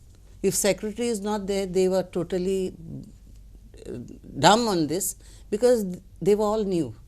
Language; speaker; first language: English; non-native, local second language; Konkani